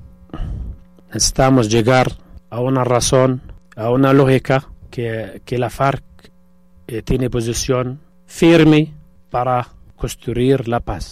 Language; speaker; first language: Spanish; non-native, fluent; Arabic